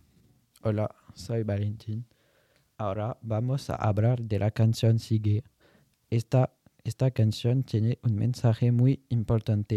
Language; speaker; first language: Spanish; non-native, learner; French